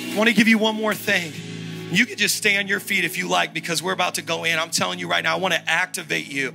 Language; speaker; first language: English; native; English